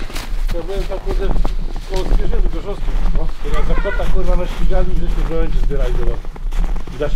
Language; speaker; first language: Polish; native; Polish